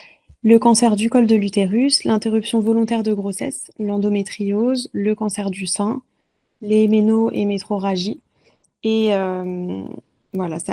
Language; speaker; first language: French; native; French